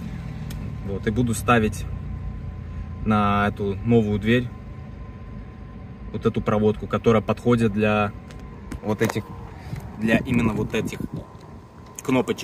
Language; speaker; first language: Russian; native; Russian